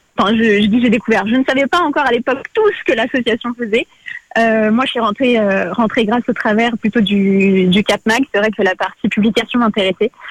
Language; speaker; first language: French; early bilingual, other home language; Portuguese